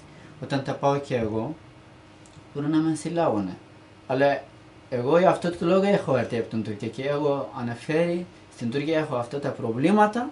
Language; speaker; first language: Greek; non-native, learner; Turkish